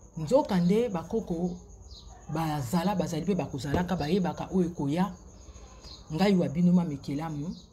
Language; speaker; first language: Lingala; non-native, local second language; Kongo